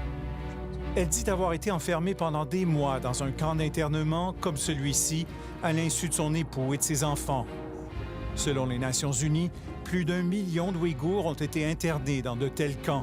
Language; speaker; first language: French; native; French